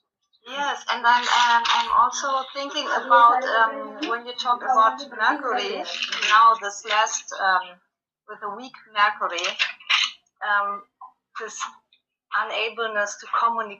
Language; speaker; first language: English; non-native, fluent; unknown